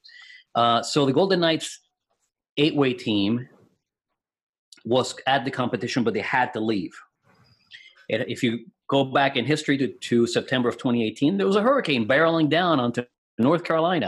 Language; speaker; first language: English; non-native, fluent; Spanish